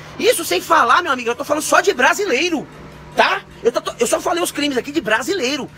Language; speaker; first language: Portuguese; native; Portuguese